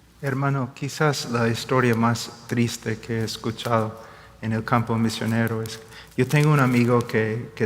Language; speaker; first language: Spanish; non-native, fluent; English